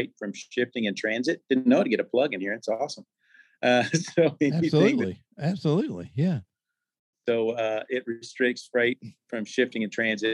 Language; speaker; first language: English; native; English